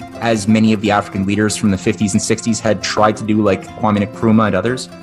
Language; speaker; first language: English; native; English